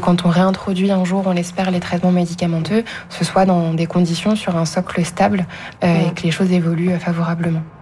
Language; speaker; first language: French; native; French